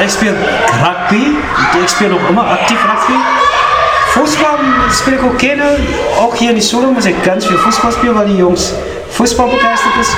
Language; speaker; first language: German; non-native, fluent; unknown